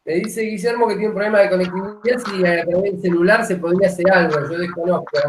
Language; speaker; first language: Spanish; native; Spanish